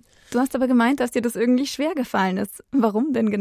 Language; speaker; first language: German; native; German